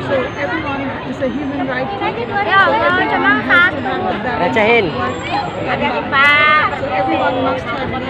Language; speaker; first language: English; non-native, fluent; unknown